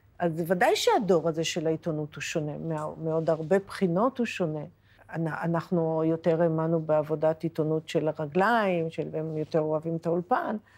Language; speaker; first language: Hebrew; native; Hebrew